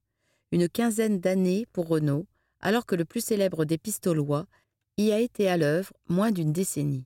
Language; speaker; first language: French; native; French